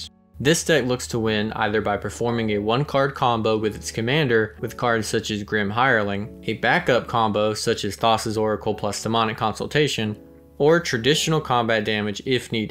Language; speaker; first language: English; native; English